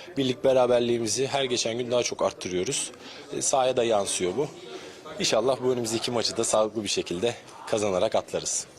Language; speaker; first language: Turkish; native; Turkish